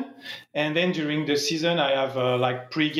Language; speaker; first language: English; non-native, fluent; French